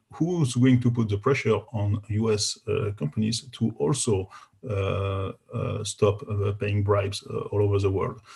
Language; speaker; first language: English; non-native, fluent; French